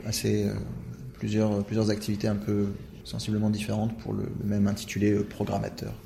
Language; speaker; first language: French; native; French